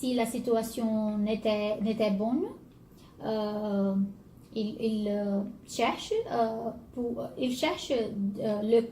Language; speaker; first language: French; non-native, learner; Portuguese